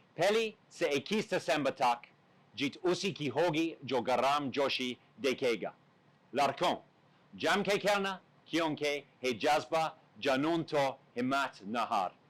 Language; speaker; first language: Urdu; non-native, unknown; English